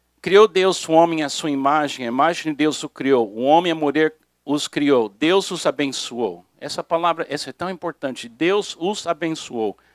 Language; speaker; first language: Portuguese; non-native, fluent; English